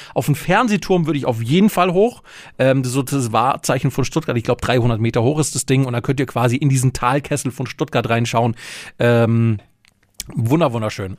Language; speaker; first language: German; native; German